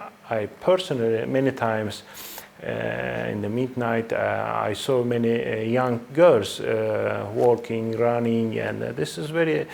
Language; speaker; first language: English; non-native, fluent; Turkish